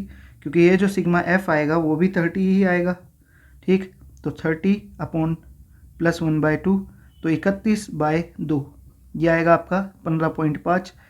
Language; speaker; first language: Hindi; native; Hindi